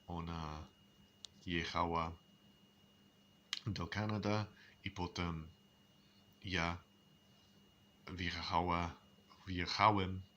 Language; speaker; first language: Polish; non-native, learner; English